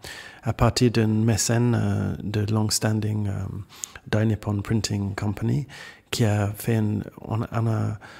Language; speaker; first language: French; non-native, fluent; English